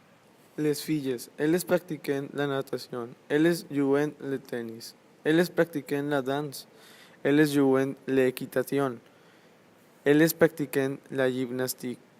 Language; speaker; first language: French; non-native, learner; Spanish